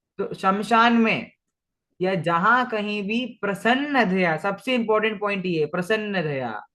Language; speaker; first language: Hindi; non-native, local second language; Marathi